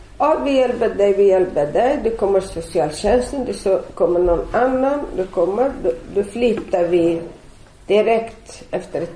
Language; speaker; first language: Swedish; non-native, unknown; Arabic